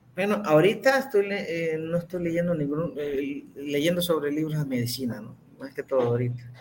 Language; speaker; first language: Spanish; native; Spanish